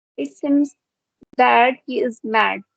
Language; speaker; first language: English; non-native, local second language; Hindi